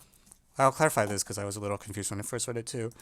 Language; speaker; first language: English; native; English